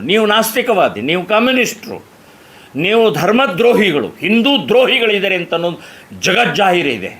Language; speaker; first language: Kannada; native; Kannada